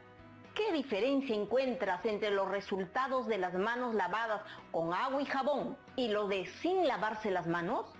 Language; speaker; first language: Spanish; native; Spanish